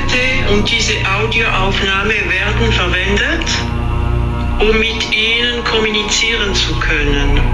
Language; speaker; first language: German; non-native, learner; French